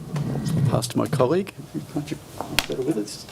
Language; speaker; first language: English; native; English